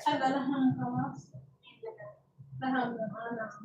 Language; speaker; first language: Arabic; non-native, learner; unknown